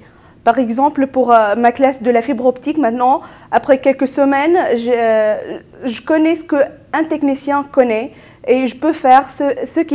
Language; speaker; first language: French; non-native, local second language; Arabic